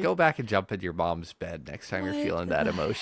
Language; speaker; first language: English; native; English